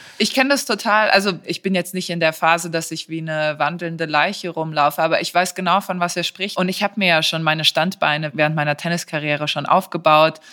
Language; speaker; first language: German; early bilingual, other home language; Serbian